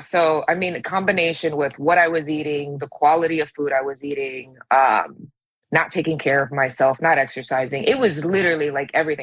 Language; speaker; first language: English; native; English